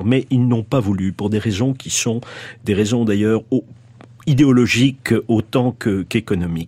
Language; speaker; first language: French; native; French